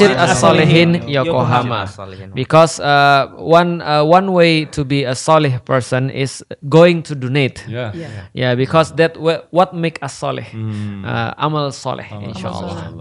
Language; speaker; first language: English; non-native, fluent; Indonesian